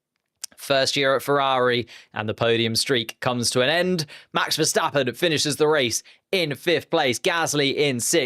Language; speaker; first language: English; native; English